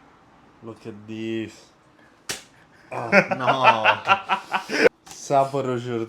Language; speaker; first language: French; non-native, learner; Italian